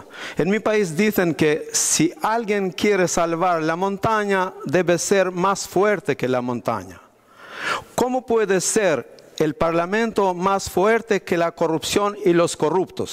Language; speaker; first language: Spanish; non-native, fluent; Albanian